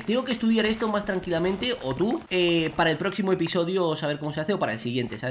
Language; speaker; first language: Spanish; native; Spanish